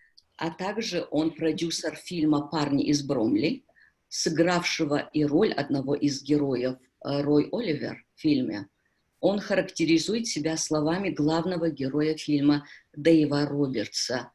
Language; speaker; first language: Russian; native; Russian